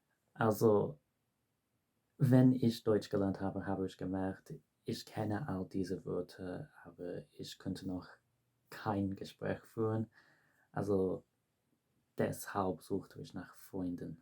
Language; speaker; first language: German; non-native, fluent; English